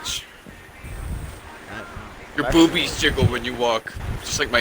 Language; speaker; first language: English; native; English